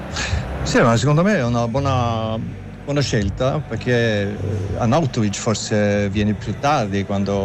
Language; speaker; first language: Italian; non-native, learner; German